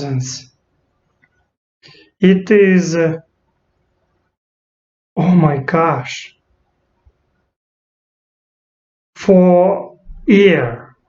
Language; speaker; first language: English; non-native, learner; Russian